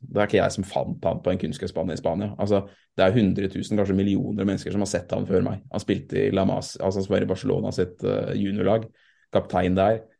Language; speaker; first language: Norwegian; native; Norwegian